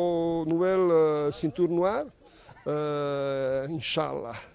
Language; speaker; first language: French; non-native, learner; Italian